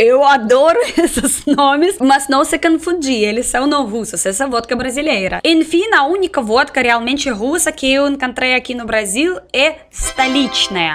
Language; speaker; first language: Portuguese; non-native, fluent; Russian